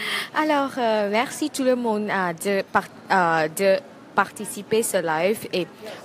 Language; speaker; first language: French; non-native, learner; Thai